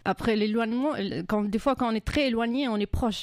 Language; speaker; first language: French; non-native, fluent; Arabic